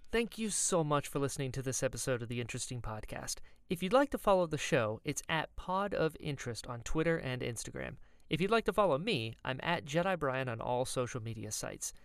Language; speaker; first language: English; native; English